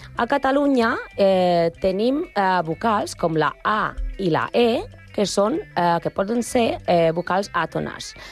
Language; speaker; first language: Catalan; non-native, learner; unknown